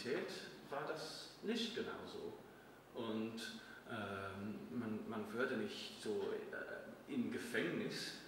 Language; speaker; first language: German; non-native, fluent; English